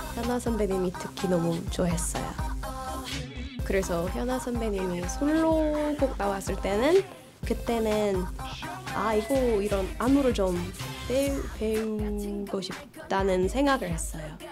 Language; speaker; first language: Korean; non-native, fluent; English